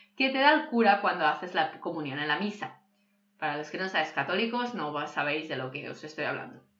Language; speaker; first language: Spanish; non-native, local second language; Catalan